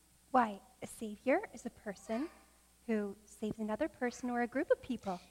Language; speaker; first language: English; native; English